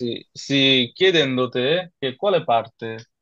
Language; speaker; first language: Italian; non-native, fluent; Bangla